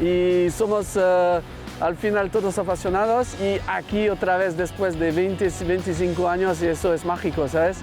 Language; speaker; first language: Spanish; non-native, fluent; French